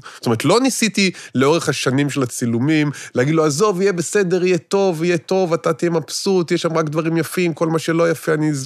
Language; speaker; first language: Hebrew; native; Hebrew